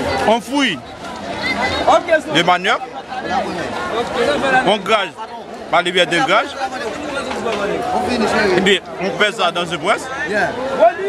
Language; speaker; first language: French; non-native, local second language; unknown